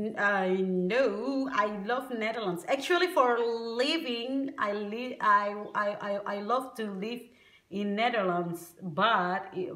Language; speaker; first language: English; non-native, learner; Indonesian